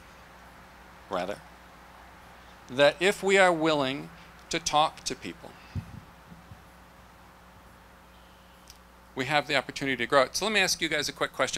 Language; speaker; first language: English; native; English